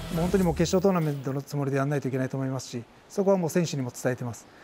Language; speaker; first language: Japanese; native; Japanese